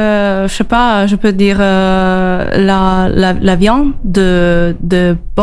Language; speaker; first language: French; non-native, learner; Italian